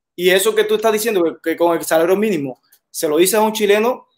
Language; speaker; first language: Spanish; native; Spanish